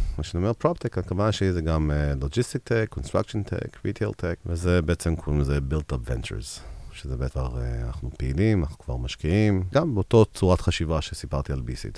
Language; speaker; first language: Hebrew; early bilingual, heritage; Hebrew